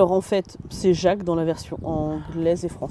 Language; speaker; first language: French; native; French